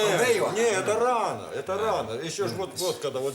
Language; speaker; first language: Russian; native; Russian